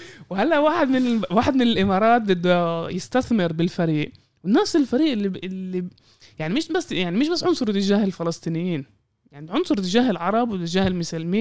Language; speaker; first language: Arabic; native; Arabic